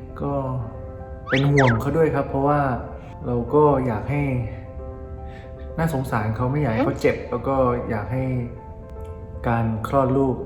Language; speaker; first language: Thai; native; Thai